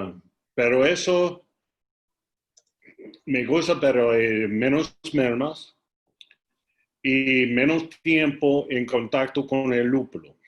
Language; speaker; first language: Spanish; non-native, learner; English